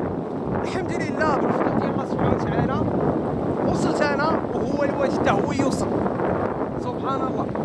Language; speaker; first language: Arabic; native; Arabic